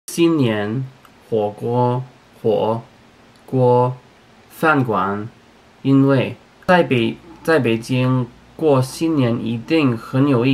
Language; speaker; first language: Chinese; non-native, learner; English